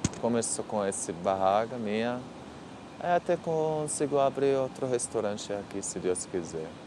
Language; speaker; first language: Portuguese; non-native, learner; Arabic